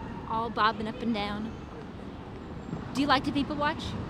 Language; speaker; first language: English; native; English